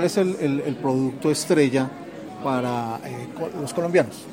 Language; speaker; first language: Spanish; native; Spanish